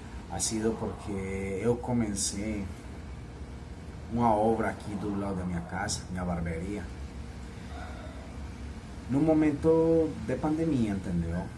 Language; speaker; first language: Portuguese; non-native, fluent; Spanish